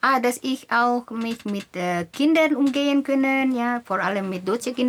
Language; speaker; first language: German; non-native, fluent; Indonesian